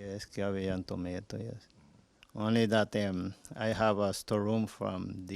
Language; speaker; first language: English; non-native, local second language; Spanish